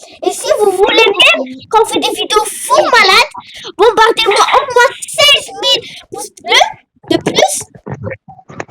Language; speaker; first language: French; native; French